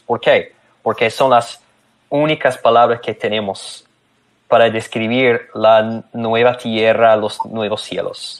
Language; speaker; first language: Spanish; non-native, fluent; English